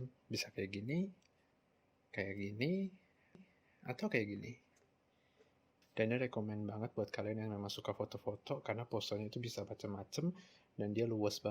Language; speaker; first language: Indonesian; native; Indonesian